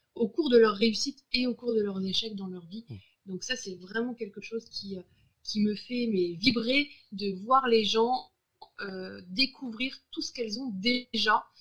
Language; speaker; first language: French; native; French